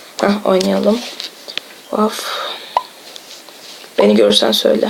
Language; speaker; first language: Turkish; native; Turkish